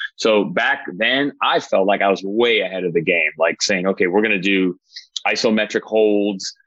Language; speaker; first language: English; native; English